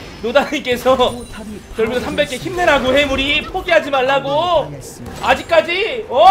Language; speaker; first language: Korean; native; Korean